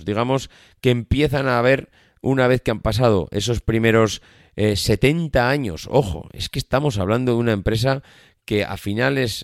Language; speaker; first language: Spanish; native; Spanish